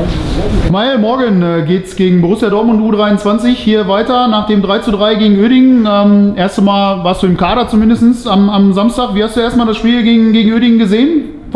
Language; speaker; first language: German; native; German